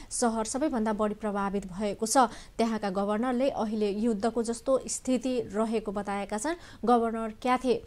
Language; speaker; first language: Nepali; non-native, local second language; Maithili